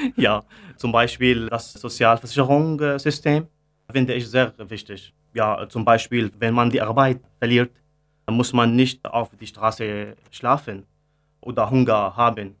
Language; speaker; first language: German; non-native, learner; Arabic